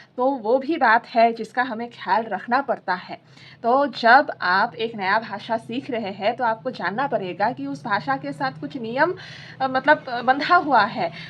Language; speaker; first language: Hindi; non-native, local second language; Assamese